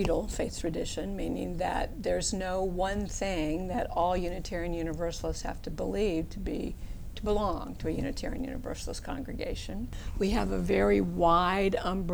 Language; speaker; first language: English; native; English